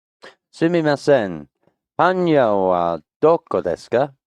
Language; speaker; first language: Japanese; non-native, learner; English